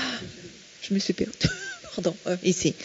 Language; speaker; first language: French; non-native, fluent; Portuguese